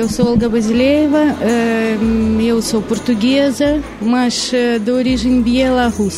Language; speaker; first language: Portuguese; non-native, fluent; Russian